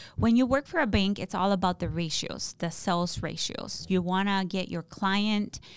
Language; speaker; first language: English; non-native, fluent; Spanish